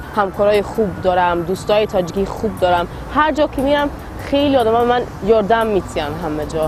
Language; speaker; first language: Persian; non-native, learner; Swedish